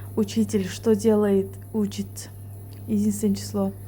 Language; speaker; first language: Russian; non-native, local second language; Kazakh